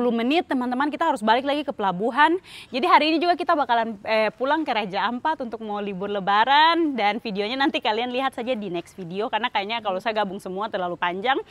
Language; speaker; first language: Indonesian; native; Indonesian